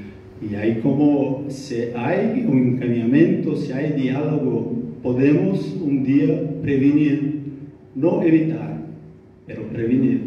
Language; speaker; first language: Spanish; non-native, learner; Portuguese